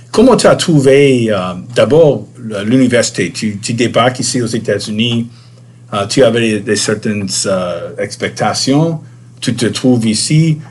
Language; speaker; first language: French; non-native, fluent; English